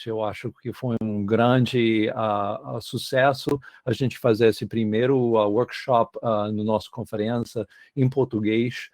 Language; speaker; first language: Portuguese; non-native, fluent; English